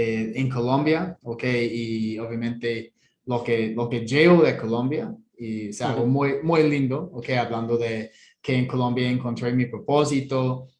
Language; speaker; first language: Spanish; non-native, fluent; English